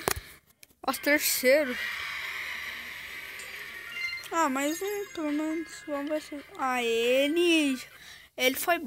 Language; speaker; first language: Portuguese; native; Portuguese